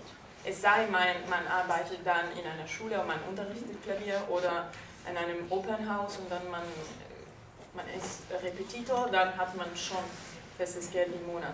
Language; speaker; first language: German; non-native, fluent; Italian